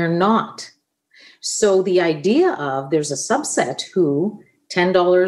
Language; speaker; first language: English; non-native, fluent; Italian